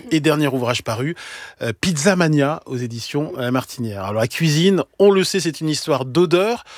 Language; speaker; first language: French; native; French